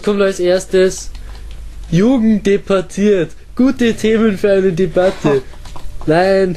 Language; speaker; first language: German; native; German